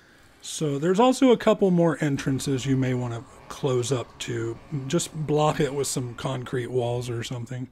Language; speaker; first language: English; native; English